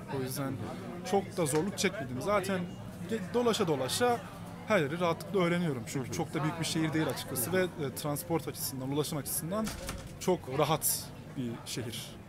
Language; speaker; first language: Turkish; native; Turkish